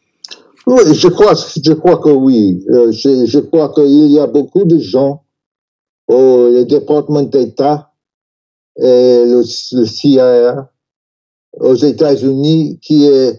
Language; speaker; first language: French; non-native, learner; English